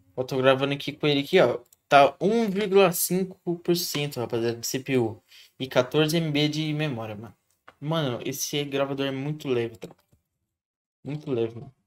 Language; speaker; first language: Portuguese; native; Portuguese